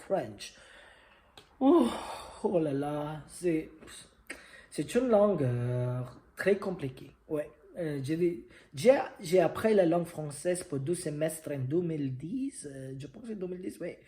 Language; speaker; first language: French; non-native, learner; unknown